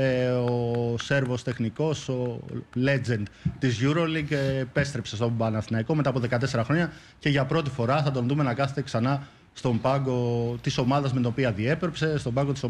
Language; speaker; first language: Greek; native; Greek